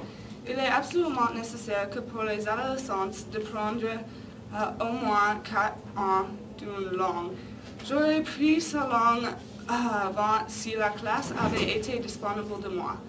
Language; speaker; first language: French; non-native, learner; English